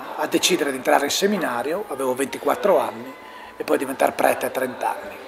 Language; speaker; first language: Italian; non-native, local second language; Friulian